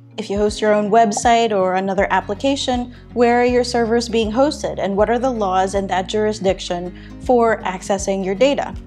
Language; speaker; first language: English; non-native, local second language; Filipino